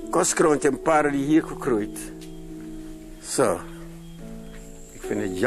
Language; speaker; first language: Dutch; non-native, local second language; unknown